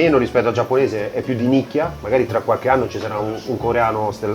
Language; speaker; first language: Italian; native; Italian